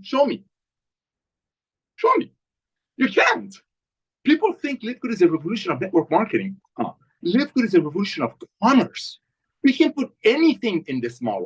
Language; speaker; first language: English; native; English